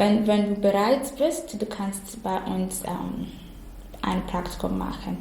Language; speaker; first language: German; non-native, learner; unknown